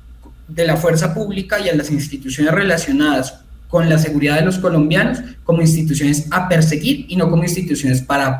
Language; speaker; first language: Spanish; native; Spanish